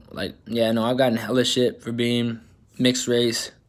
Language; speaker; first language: English; native; English